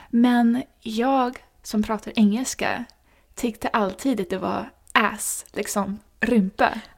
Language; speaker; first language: Swedish; non-native, fluent; English